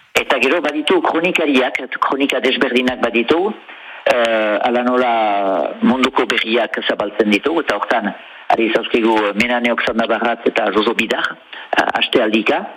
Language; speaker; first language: Basque; native; Basque